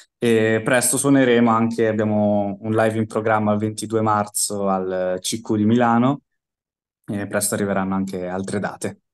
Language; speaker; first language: Italian; native; Italian